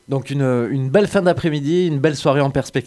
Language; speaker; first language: French; native; French